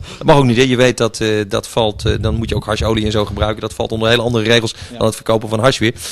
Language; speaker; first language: Dutch; native; Dutch